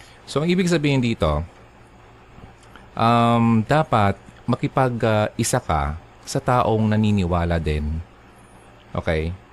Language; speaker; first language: Filipino; native; Filipino